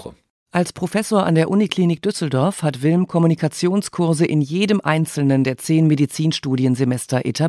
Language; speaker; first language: German; native; German